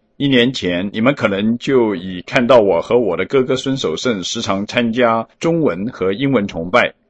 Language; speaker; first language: Chinese; early bilingual, heritage; Chinese